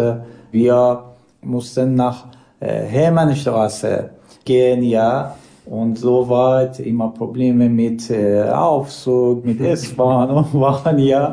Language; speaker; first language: German; non-native, learner; Persian